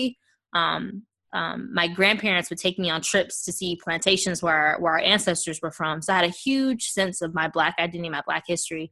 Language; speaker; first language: English; native; English